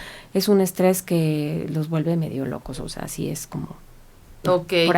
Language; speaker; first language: Spanish; native; Spanish